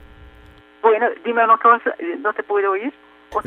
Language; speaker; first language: Spanish; non-native, fluent; Turkish